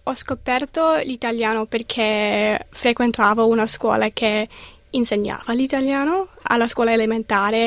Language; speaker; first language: Italian; non-native, learner; English